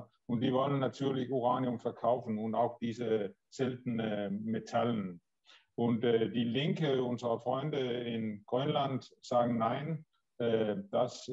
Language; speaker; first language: German; non-native, learner; Danish